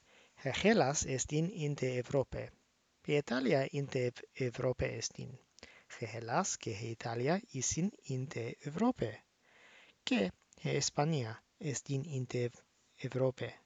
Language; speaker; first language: Greek; non-native, fluent; English